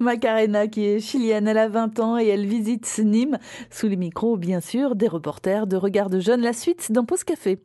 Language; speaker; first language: French; native; French